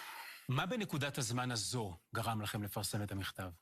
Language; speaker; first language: Hebrew; native; Hebrew